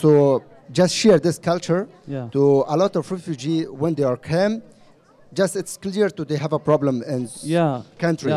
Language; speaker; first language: English; non-native, learner; Persian